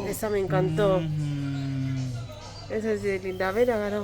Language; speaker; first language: Spanish; non-native, fluent; Russian